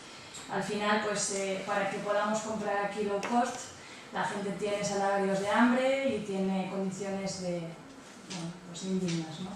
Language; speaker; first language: Spanish; non-native, local second language; Basque